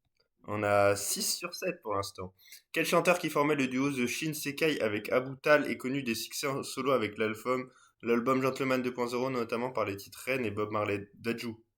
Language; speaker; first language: French; native; French